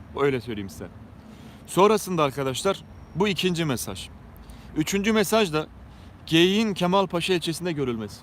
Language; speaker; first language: Turkish; native; Turkish